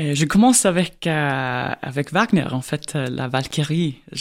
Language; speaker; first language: French; non-native, fluent; Estonian